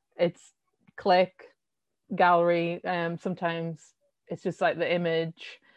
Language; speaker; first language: English; native; English